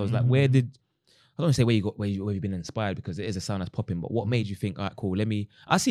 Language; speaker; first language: English; native; English